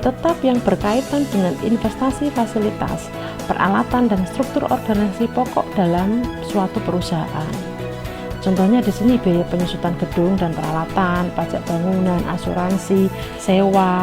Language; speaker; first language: Indonesian; native; Indonesian